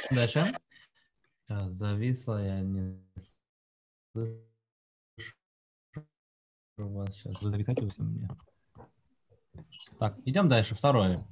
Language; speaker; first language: Russian; non-native, fluent; Korean